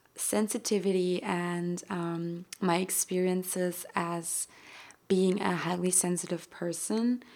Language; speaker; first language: English; non-native, fluent; German